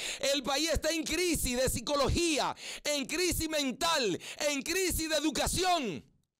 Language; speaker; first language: Spanish; native; Spanish